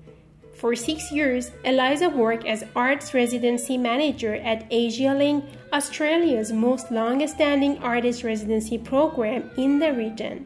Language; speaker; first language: English; non-native, fluent; Persian